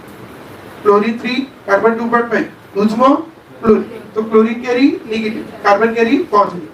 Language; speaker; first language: English; non-native, local second language; Marathi